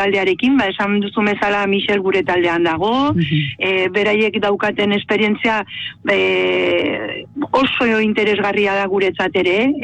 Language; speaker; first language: Basque; native; Basque